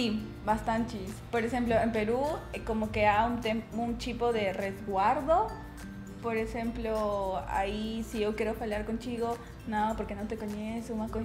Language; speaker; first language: Portuguese; non-native, learner; Spanish